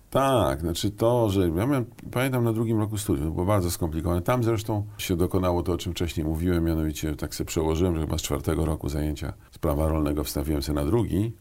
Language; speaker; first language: Polish; native; Polish